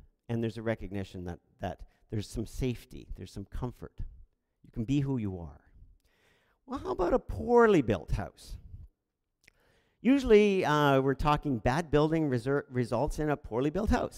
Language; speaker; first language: English; native; English